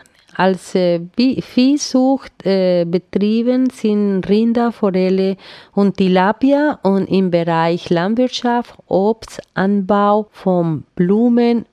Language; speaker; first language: German; non-native, fluent; Spanish